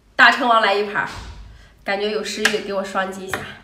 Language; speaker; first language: Chinese; native; Chinese